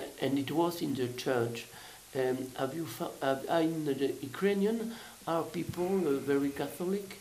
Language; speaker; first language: English; non-native, learner; French